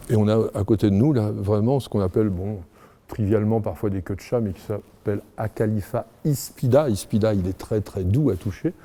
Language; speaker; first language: French; native; French